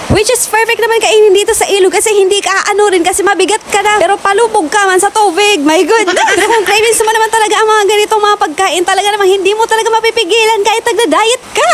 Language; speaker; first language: Filipino; non-native, local second language; Bikol